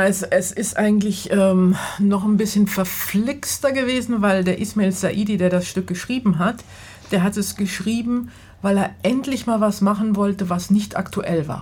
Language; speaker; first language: German; native; German